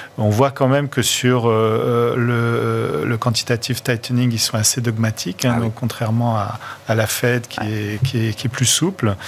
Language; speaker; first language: French; non-native, fluent; Portuguese